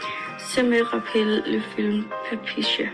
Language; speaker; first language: French; non-native, learner; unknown